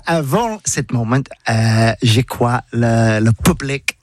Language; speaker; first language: French; non-native, learner; English